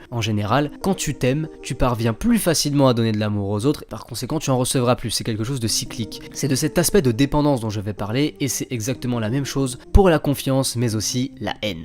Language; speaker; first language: French; native; French